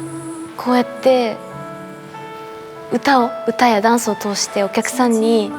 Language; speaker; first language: Japanese; native; Japanese